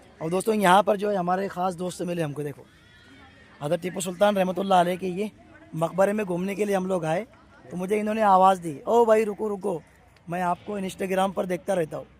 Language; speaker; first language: Urdu; native; Urdu